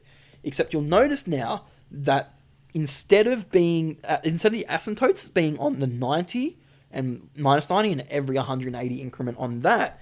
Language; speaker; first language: English; native; English